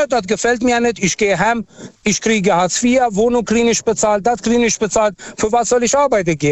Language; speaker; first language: German; non-native, fluent; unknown